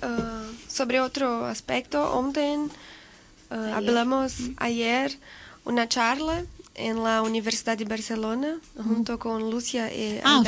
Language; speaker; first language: Spanish; non-native, learner; Portuguese